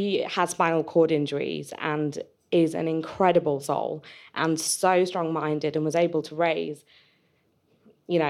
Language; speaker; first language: English; native; English